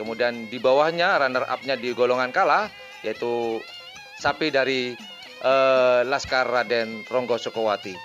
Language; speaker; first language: Indonesian; non-native, local second language; Madurese